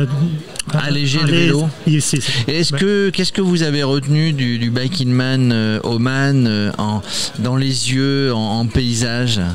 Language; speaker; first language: French; native; French